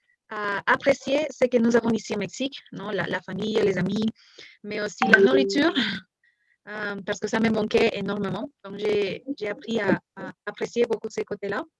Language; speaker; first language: French; non-native, fluent; Spanish